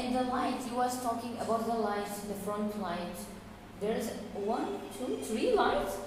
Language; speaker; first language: English; non-native, learner; Portuguese